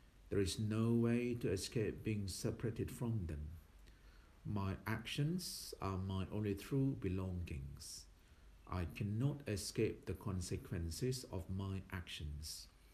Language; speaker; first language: English; non-native, fluent; Thai